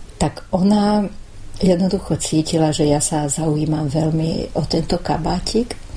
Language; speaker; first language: Slovak; early bilingual, heritage; Slovak